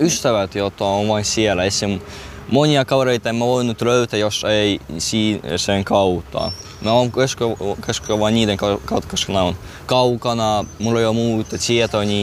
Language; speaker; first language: Finnish; early bilingual, other home language; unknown